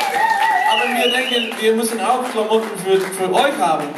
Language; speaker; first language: German; non-native, learner; Dutch